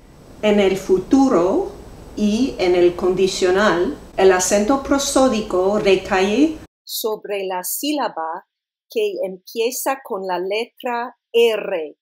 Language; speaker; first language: Spanish; non-native, fluent; English